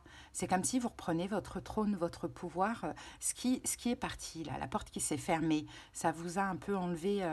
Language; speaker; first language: French; native; French